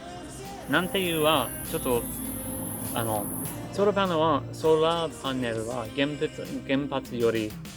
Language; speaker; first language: Japanese; non-native, learner; English